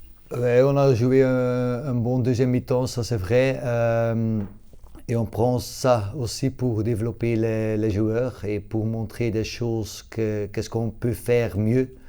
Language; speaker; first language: French; non-native, local second language; Dutch